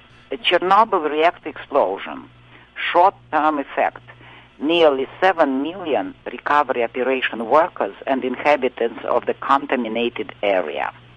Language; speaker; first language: English; non-native, fluent; Russian